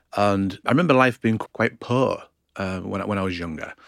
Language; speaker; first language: English; native; English